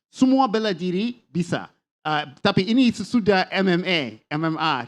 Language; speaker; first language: Indonesian; non-native, learner; English